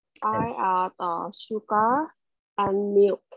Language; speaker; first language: English; non-native, learner; Thai